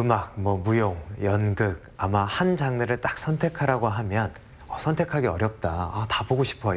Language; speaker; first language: Korean; native; Korean